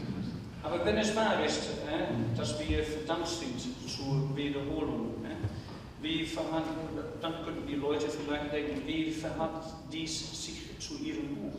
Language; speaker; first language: German; non-native, fluent; Dutch